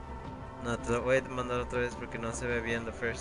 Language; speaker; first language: Spanish; early bilingual, other home language; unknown